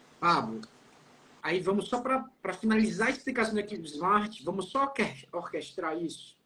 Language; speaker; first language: Portuguese; native; Portuguese